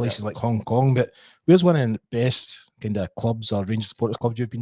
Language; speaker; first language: English; native; English